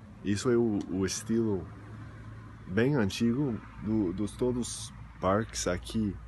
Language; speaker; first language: Portuguese; non-native, fluent; English